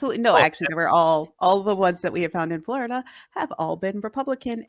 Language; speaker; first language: English; native; English